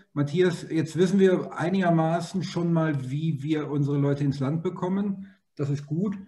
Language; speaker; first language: German; native; German